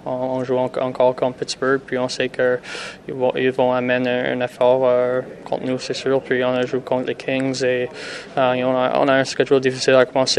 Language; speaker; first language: French; non-native, fluent; English